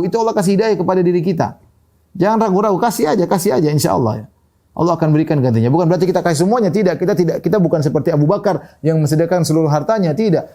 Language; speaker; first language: Indonesian; native; Indonesian